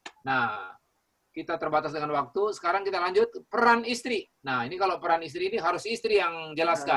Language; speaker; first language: Indonesian; native; Indonesian